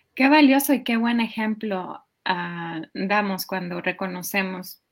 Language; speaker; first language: Spanish; early bilingual, heritage; Spanish